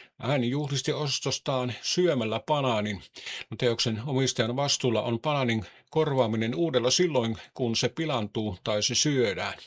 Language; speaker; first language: Finnish; native; Finnish